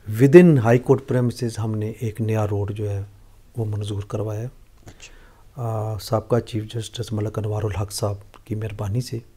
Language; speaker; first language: Urdu; non-native, local second language; Punjabi